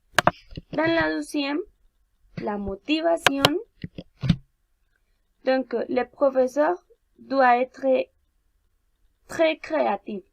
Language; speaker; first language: French; non-native, learner; Spanish